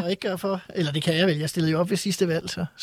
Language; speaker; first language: Danish; native; Danish